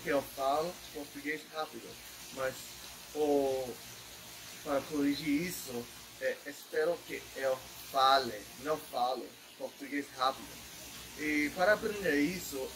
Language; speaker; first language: Portuguese; non-native, learner; English